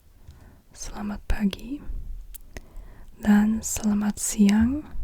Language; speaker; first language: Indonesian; non-native, learner; German